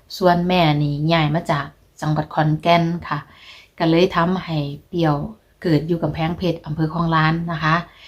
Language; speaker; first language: Thai; native; Thai